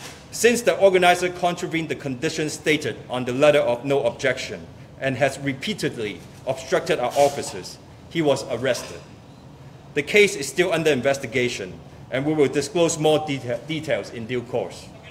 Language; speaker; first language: English; non-native, local second language; Cantonese